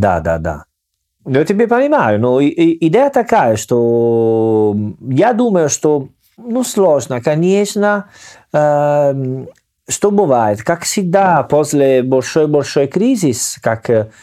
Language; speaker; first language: Russian; non-native, learner; Italian